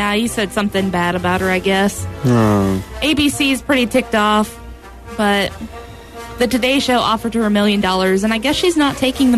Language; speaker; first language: English; native; English